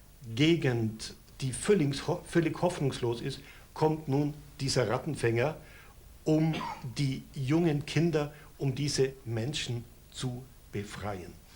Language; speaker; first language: German; native; German